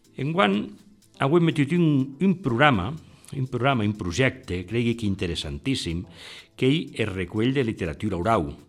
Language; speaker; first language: Catalan; non-native, local second language; Occitan